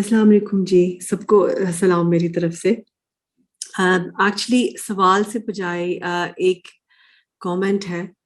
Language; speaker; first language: Hindi; early bilingual, heritage; Urdu